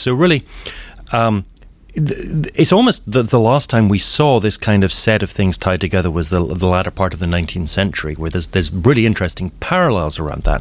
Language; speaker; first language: English; native; English